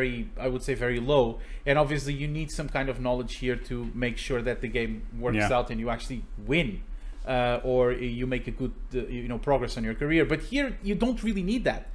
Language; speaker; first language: English; non-native, fluent; Portuguese